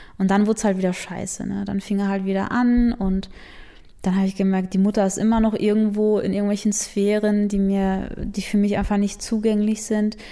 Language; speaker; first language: German; early bilingual, other home language; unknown